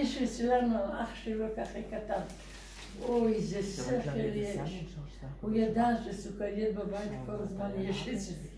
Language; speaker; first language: Hebrew; non-native, learner; Russian